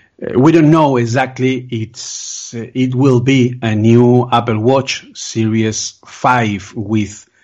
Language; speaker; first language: English; non-native, fluent; Spanish